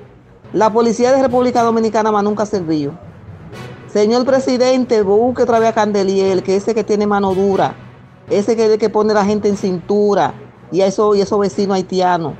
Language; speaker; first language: Spanish; native; Spanish